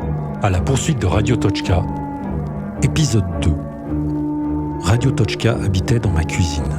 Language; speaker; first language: French; native; French